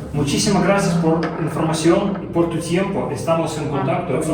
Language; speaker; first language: Spanish; non-native, learner; Russian